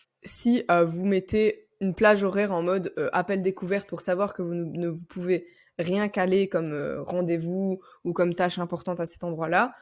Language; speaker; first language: French; native; French